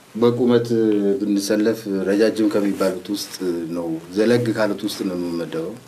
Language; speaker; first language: Amharic; non-native, local second language; Oromo